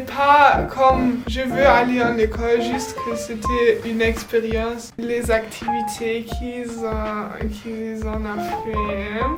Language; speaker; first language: French; non-native, learner; German